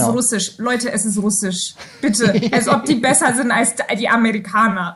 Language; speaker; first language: German; native; German